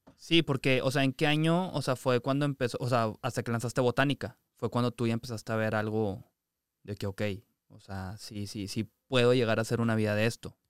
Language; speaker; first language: Spanish; native; Spanish